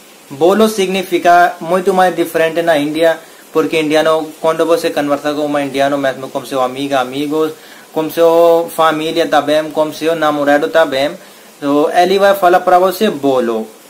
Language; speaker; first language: Portuguese; non-native, learner; Hindi